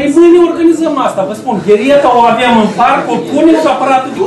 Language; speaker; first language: Romanian; native; Romanian